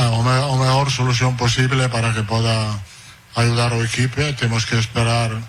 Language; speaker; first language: Portuguese; non-native, fluent; Italian